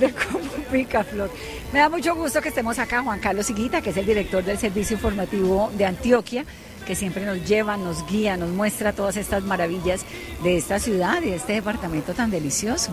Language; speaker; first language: Spanish; native; Spanish